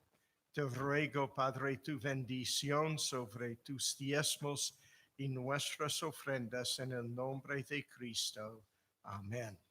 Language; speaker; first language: Spanish; non-native, fluent; English